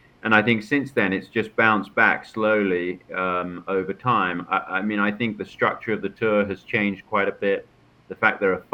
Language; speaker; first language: English; native; English